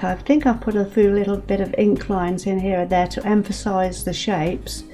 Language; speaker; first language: English; native; English